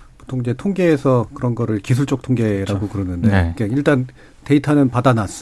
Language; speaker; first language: Korean; native; Korean